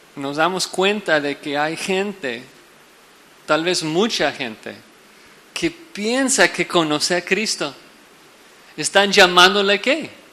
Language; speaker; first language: Spanish; non-native, fluent; English